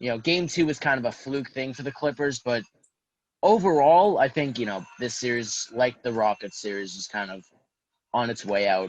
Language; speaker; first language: English; native; English